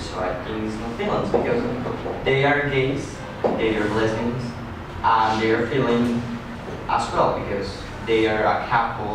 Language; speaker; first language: English; non-native, fluent; Spanish